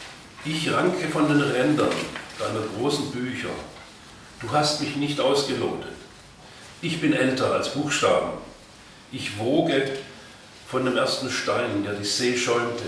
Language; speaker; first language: German; native; German